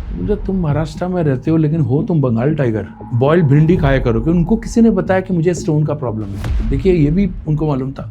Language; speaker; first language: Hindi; non-native, local second language; Bangla